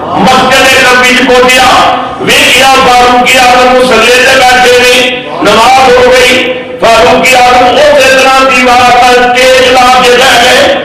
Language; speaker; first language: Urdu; non-native, local second language; Punjabi